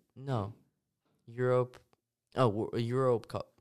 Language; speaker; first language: English; early bilingual, other home language; Russian